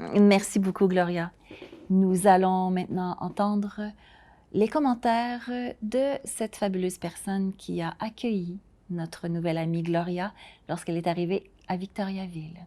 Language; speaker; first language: French; native; French